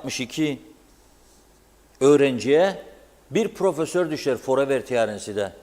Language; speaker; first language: Turkish; native; Turkish